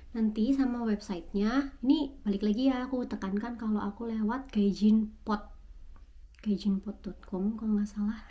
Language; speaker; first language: Indonesian; native; Indonesian